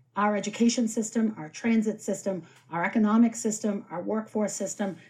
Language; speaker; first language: English; native; English